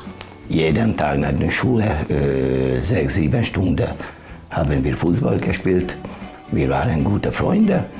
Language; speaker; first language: German; non-native, learner; Hungarian